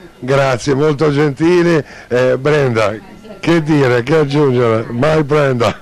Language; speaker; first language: Italian; native; Italian